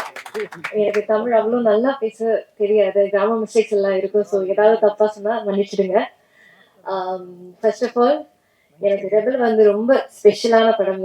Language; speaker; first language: Tamil; non-native, learner; Malayalam